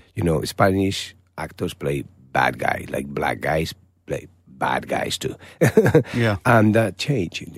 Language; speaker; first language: English; non-native, fluent; Spanish